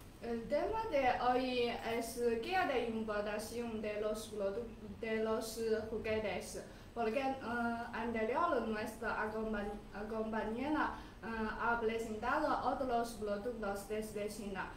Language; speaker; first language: Spanish; non-native, learner; Chinese